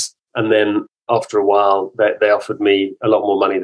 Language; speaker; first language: English; native; English